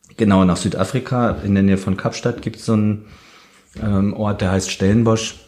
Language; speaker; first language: German; early bilingual, heritage; German